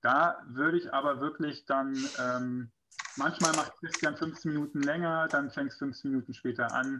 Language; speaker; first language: German; native; German